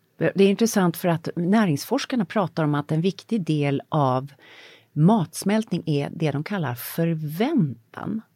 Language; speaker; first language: Swedish; early bilingual, other home language; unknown